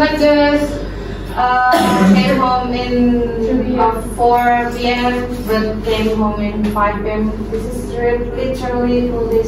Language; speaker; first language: English; non-native, learner; Indonesian